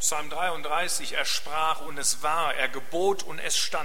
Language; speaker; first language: German; native; German